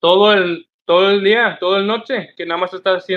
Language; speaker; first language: Spanish; non-native, learner; English